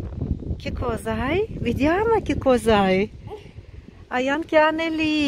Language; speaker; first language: Italian; non-native, learner; Russian